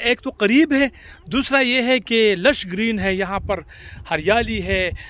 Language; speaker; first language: Urdu; non-native, local second language; Pashto